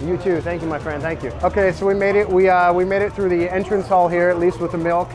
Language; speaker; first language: English; native; English